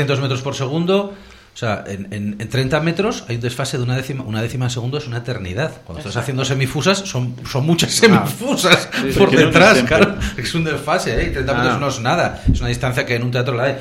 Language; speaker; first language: Spanish; native; Spanish